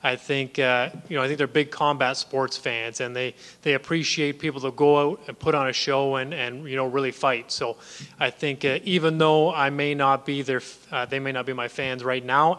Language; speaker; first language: English; native; English